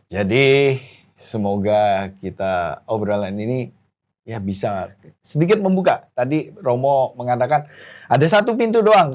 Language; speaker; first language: Indonesian; native; Indonesian